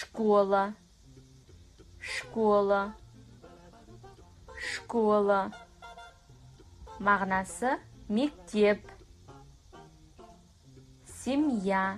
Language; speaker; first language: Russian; non-native, fluent; Kazakh